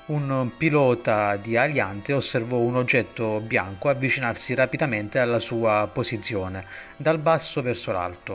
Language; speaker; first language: Italian; native; Italian